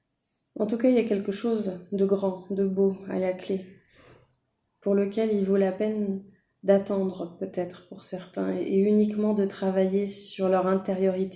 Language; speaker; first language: French; native; French